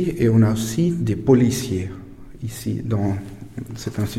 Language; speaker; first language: French; non-native, fluent; German